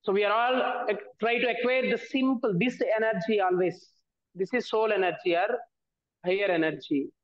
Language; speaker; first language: English; non-native, local second language; Telugu